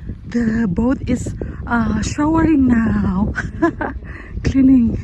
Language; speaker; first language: English; non-native, learner; Indonesian